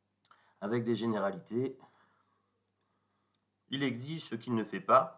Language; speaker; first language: French; native; French